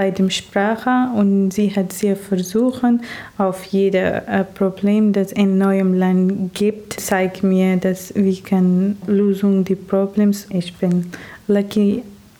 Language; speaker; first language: German; non-native, learner; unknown